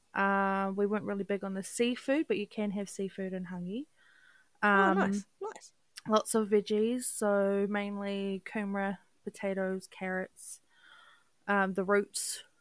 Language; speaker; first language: English; native; English